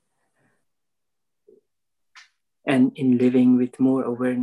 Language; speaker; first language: English; non-native, local second language; Nepali